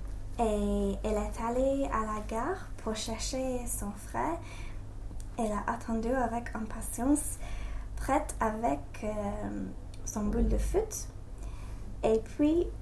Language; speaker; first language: French; non-native, learner; English